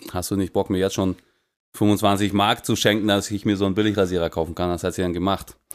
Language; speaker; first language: German; native; German